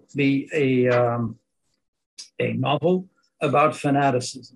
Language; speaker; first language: English; non-native, fluent; Dutch